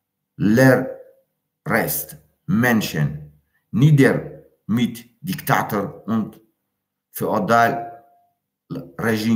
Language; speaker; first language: German; non-native, learner; Tajik